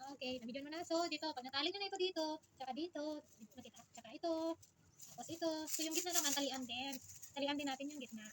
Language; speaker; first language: Filipino; non-native, local second language; Hiligaynon